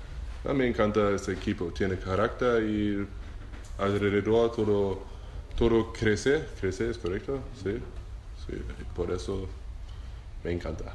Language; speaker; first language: Spanish; non-native, learner; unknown